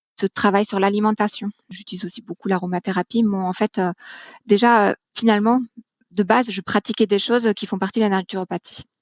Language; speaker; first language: French; non-native, fluent; German